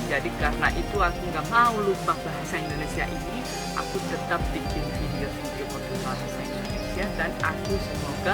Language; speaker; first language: Indonesian; non-native, learner; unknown